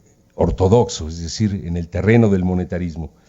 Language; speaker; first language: Spanish; native; Spanish